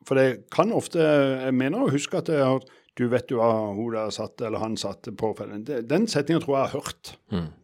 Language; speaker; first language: Norwegian; native; Norwegian